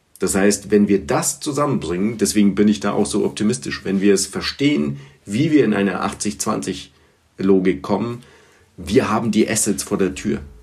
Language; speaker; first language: German; early bilingual, other home language; Bulgarian